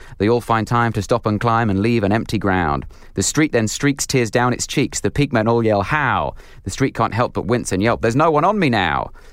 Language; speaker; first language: English; native; English